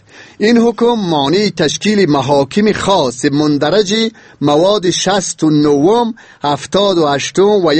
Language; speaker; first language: Persian; native; Persian